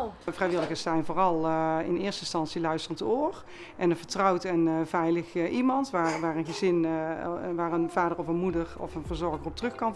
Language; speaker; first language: Dutch; native; Dutch